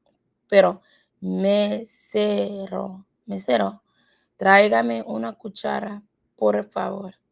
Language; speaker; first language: Spanish; non-native, learner; English